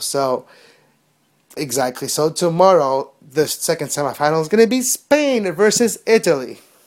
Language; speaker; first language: English; non-native, local second language; French